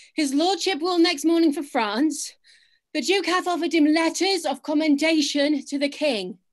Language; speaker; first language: English; native; English